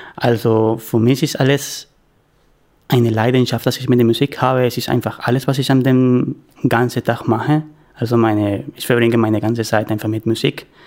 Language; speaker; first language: German; non-native, learner; Spanish